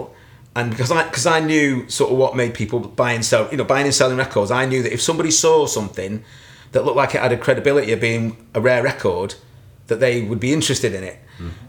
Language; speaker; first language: English; native; English